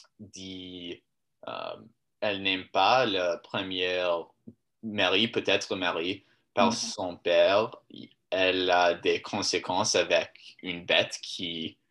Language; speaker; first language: French; non-native, learner; English